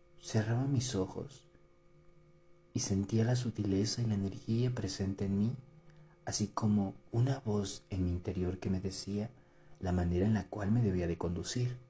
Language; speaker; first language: Spanish; native; Spanish